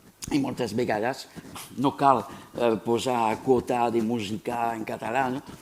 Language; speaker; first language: Catalan; non-native, fluent; French